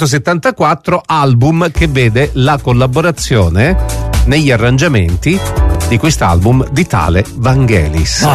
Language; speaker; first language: Italian; native; Italian